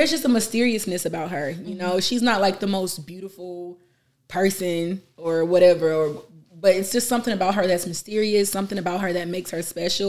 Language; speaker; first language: English; native; English